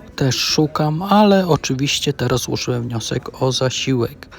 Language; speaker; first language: Polish; native; Polish